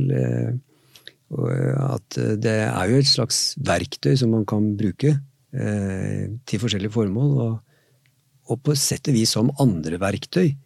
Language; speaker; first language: Norwegian; native; Norwegian